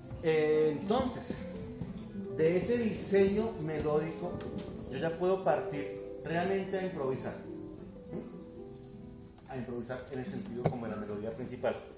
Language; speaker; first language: Spanish; native; Spanish